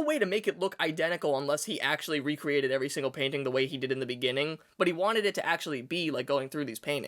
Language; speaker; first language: English; native; English